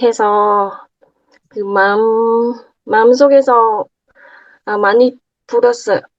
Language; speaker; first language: Korean; non-native, learner; Thai